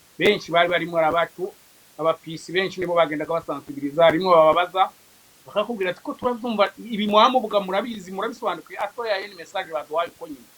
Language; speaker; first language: Kinyarwanda; native; Kinyarwanda